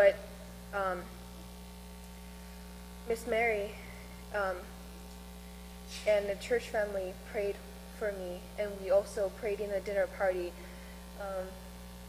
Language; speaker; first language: English; non-native, fluent; Chinese